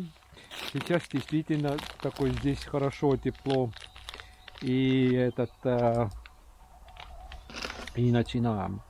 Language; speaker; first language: Russian; non-native, local second language; Estonian